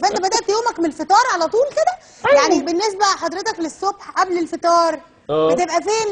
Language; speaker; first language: Arabic; native; Arabic